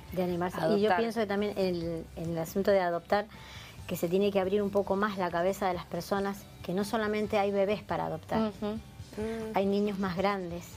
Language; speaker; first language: Spanish; native; Spanish